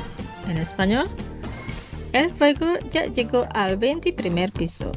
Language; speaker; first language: Spanish; non-native, fluent; Indonesian